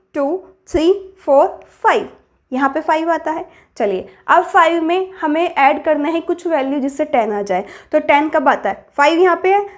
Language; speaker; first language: Hindi; native; Hindi